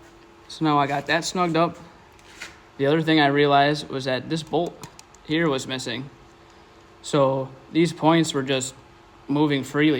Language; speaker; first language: English; native; English